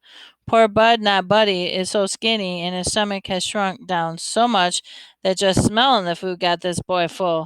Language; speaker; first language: English; native; English